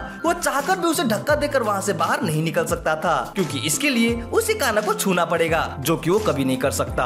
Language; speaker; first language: Hindi; native; Hindi